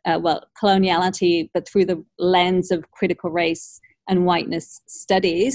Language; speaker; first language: English; native; English